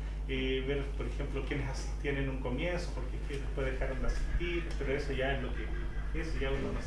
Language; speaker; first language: Spanish; native; Spanish